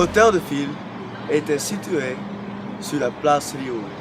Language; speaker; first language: French; non-native, learner; Dutch